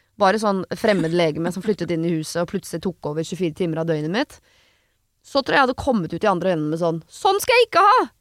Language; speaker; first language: Norwegian; native; Norwegian